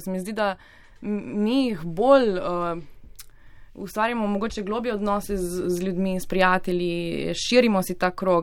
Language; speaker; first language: Slovenian; native; Slovenian